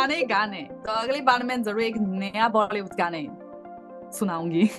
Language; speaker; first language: Hindi; non-native, fluent; Chinese